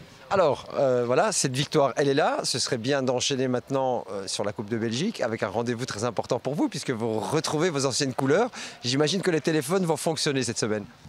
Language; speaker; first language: French; native; French